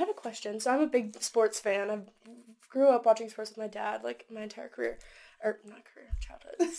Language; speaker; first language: English; native; English